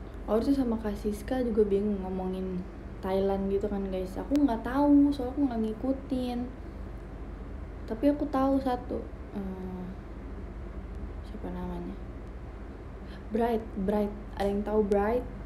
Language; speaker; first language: Indonesian; native; Indonesian